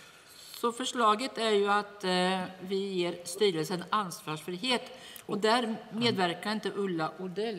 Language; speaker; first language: Swedish; native; Swedish